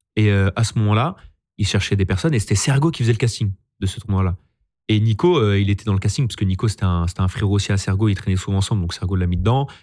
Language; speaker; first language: French; native; French